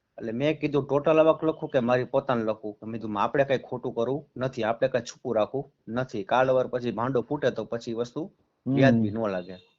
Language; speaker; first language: Gujarati; native; Gujarati